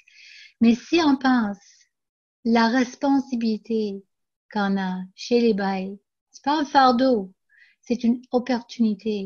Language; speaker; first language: French; non-native, local second language; English